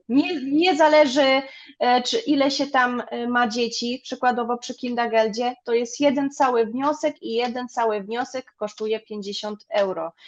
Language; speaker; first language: Polish; early bilingual, other home language; German